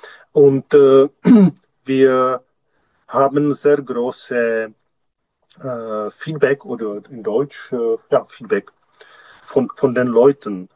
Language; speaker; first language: German; non-native, learner; Czech